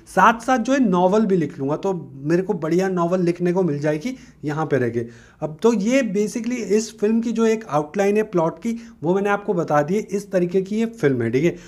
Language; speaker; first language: Hindi; native; Hindi